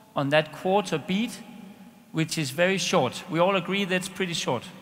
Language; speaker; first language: English; non-native, fluent; Danish